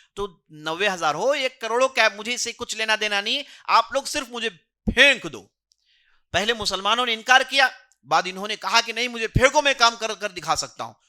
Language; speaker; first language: Urdu; native; Urdu